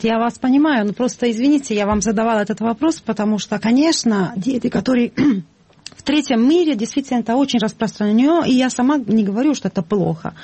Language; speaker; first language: Russian; non-native, fluent; Italian